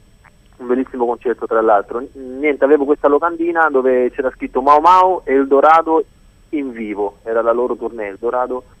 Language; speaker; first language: Italian; native; Italian